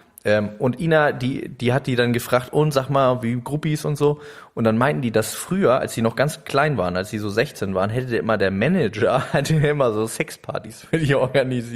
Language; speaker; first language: German; native; German